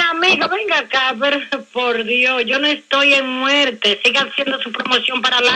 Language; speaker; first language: Spanish; native; Spanish